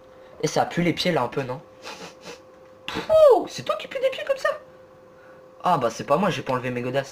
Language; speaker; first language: French; native; French